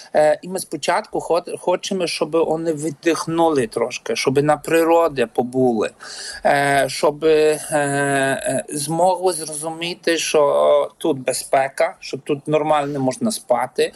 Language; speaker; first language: Ukrainian; non-native, learner; Polish